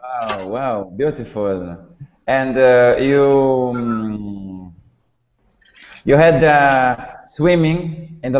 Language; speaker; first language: English; non-native, learner; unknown